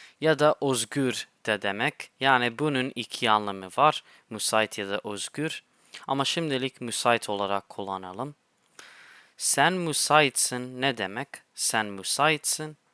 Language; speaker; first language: Turkish; non-native, fluent; English